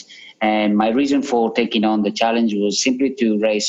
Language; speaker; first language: English; non-native, fluent; Italian